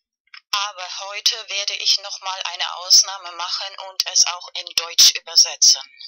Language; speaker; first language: German; non-native, fluent; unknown